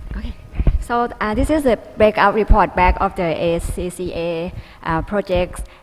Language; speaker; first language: English; non-native, fluent; Thai